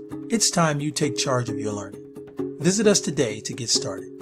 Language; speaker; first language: English; native; English